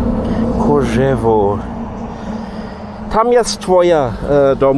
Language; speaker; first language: Polish; non-native, learner; German